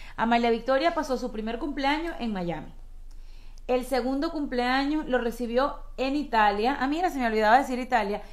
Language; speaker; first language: Spanish; native; Spanish